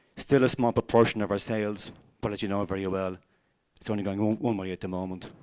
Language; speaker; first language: English; native; English